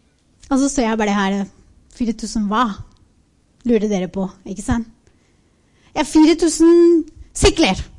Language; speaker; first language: Norwegian; non-native, fluent; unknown